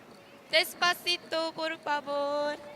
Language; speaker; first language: Spanish; non-native, learner; Korean